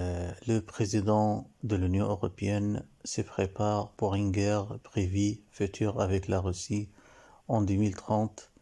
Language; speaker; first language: French; non-native, learner; Arabic